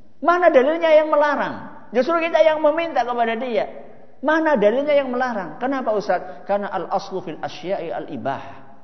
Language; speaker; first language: Indonesian; non-native, local second language; Javanese